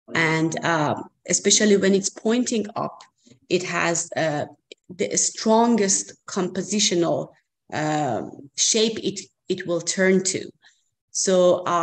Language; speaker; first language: English; non-native, fluent; Persian